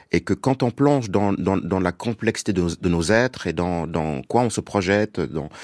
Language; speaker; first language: French; non-native, local second language; Wolof